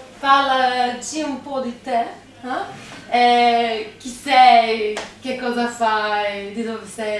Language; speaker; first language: Italian; non-native, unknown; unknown